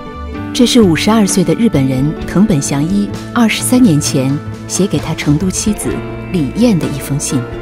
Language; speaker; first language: Chinese; native; Chinese